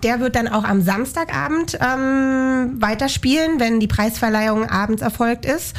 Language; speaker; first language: German; native; German